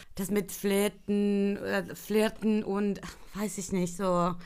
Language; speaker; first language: German; non-native, fluent; Spanish